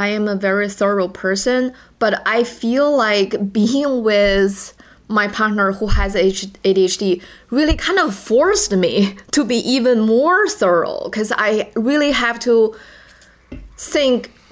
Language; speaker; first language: English; non-native, fluent; Chinese